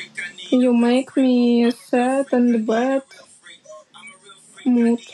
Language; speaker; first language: English; non-native, learner; Russian